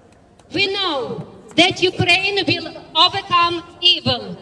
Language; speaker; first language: English; non-native, fluent; Ukrainian